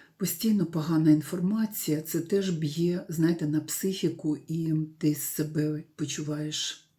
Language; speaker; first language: Ukrainian; non-native, local second language; Russian